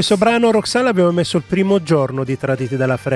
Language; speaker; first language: Italian; native; Italian